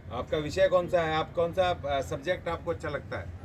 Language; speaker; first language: Hindi; native; Hindi